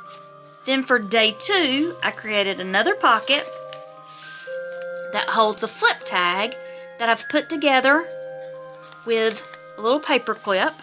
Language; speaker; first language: English; native; English